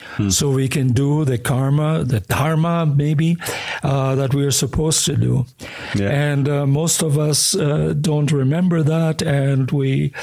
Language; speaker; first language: English; early bilingual, other home language; German